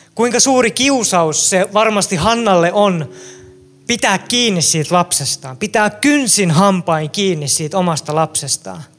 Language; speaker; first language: Finnish; native; Finnish